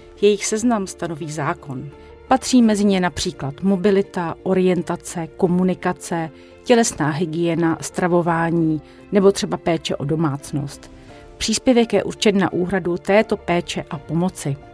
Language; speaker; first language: Czech; native; Czech